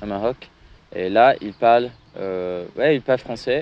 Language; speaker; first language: French; non-native, learner; English